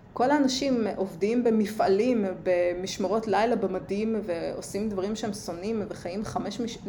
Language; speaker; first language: Hebrew; early bilingual, other home language; Russian